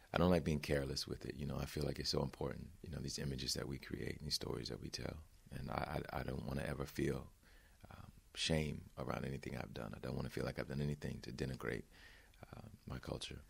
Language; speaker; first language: English; native; English